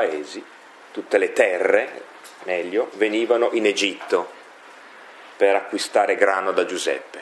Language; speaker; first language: Italian; native; Italian